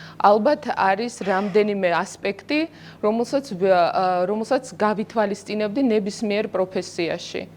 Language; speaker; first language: Georgian; non-native, local second language; Russian